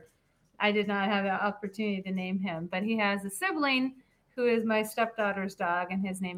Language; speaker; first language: English; native; English